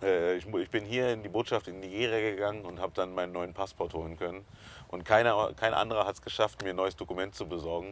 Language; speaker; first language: German; early bilingual, other home language; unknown